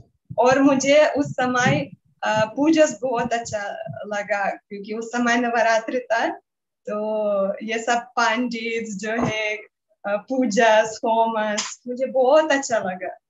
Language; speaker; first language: Hindi; non-native, learner; Russian